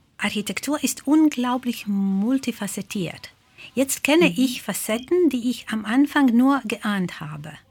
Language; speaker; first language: German; non-native, fluent; Croatian